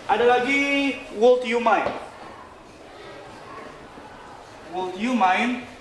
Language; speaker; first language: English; non-native, fluent; Indonesian